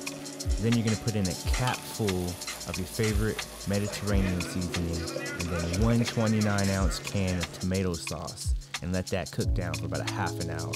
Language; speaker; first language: English; native; English